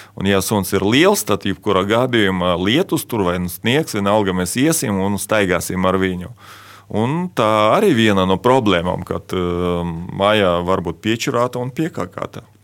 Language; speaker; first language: Latvian; non-native, local second language; Russian